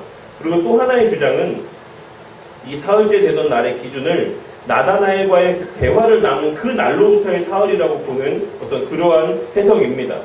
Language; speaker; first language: Korean; native; Korean